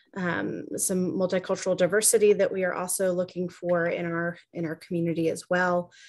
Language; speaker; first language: English; native; English